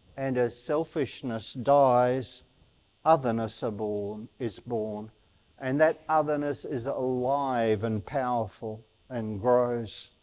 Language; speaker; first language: English; native; English